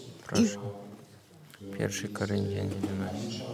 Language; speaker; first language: Polish; non-native, learner; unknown